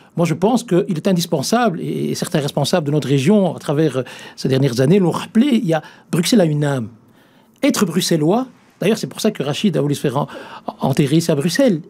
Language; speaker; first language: French; native; French